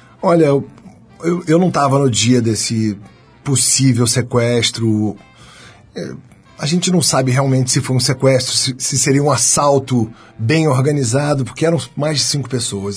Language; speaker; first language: Portuguese; native; Portuguese